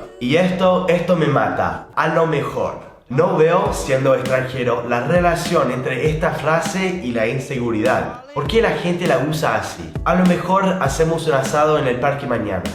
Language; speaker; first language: Spanish; non-native, fluent; English